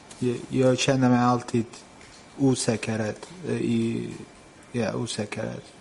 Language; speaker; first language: Swedish; non-native, fluent; Turkish